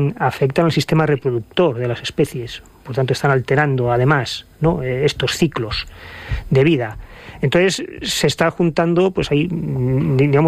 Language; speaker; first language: Spanish; native; Spanish